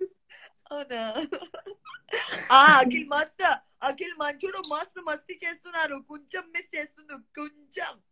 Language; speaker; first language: Telugu; non-native, learner; Gujarati